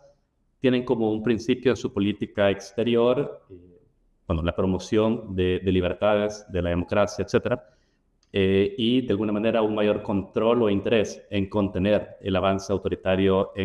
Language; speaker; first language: Spanish; native; Spanish